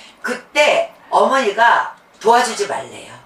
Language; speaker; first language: Korean; native; Korean